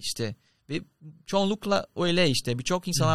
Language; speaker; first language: Turkish; non-native, learner; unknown